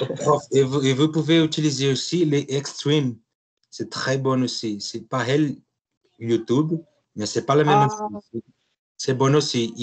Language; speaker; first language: French; non-native, learner; Portuguese